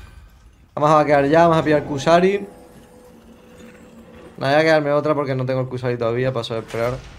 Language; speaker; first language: Spanish; native; Spanish